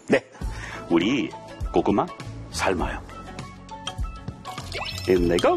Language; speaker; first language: Korean; non-native, learner; English